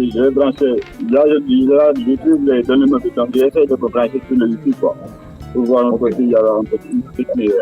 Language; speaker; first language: French; non-native, local second language; Wolof